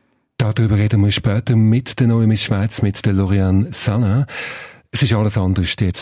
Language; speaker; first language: German; native; German